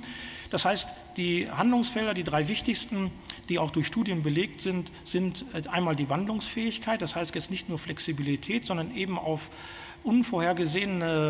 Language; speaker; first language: German; native; German